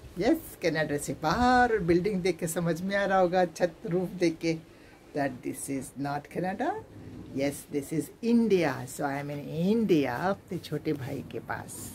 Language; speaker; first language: Hindi; native; Hindi